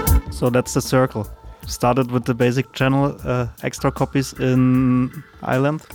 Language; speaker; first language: English; non-native, fluent; German